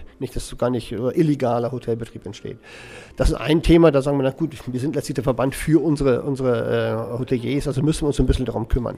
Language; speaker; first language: German; native; German